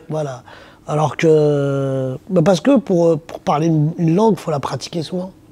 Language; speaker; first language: French; early bilingual, other home language; Arabic